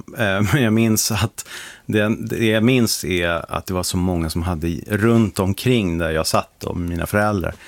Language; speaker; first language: Swedish; native; Swedish